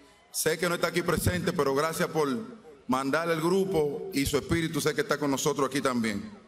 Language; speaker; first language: Spanish; native; Spanish